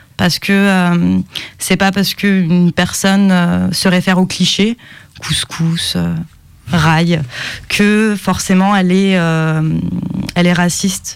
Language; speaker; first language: French; early bilingual, other home language; Arabic